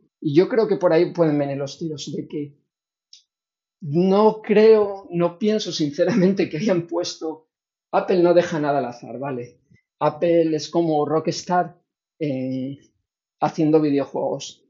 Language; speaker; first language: Spanish; native; Spanish